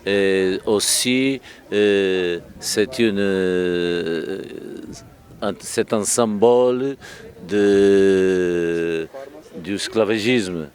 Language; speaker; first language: French; non-native, fluent; Kabuverdianu